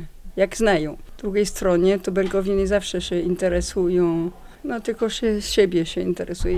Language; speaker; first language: Polish; non-native, learner; French